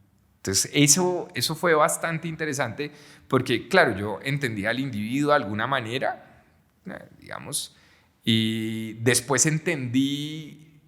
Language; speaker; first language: Spanish; native; Spanish